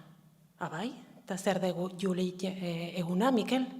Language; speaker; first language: Basque; native; Basque